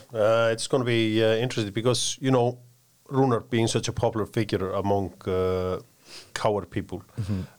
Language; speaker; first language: English; non-native, fluent; Icelandic